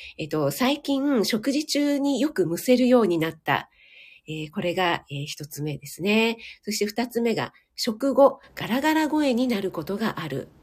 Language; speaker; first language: Japanese; native; Japanese